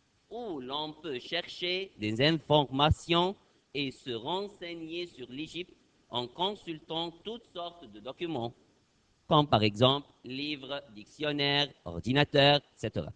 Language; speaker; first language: French; non-native, fluent; Arabic